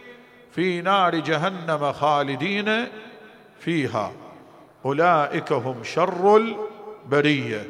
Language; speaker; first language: Arabic; native; Arabic